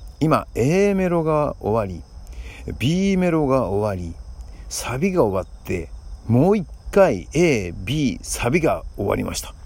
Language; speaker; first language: Japanese; native; Japanese